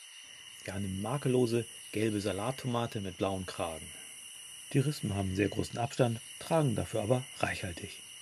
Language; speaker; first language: German; native; German